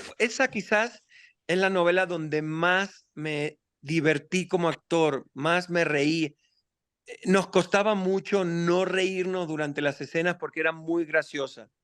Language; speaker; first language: Spanish; native; Spanish